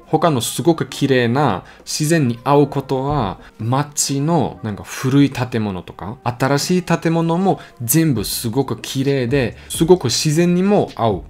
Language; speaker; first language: Japanese; non-native, learner; German